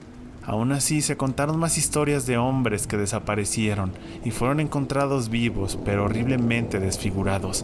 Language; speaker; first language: Spanish; native; Spanish